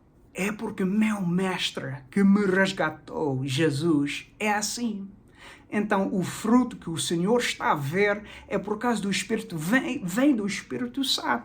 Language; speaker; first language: Portuguese; non-native, fluent; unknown